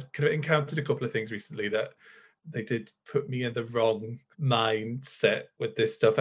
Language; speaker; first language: English; native; English